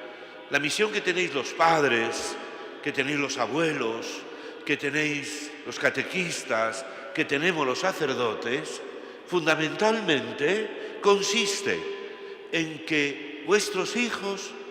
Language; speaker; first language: Spanish; native; Spanish